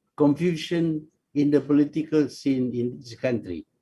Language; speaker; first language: English; non-native, local second language; Malay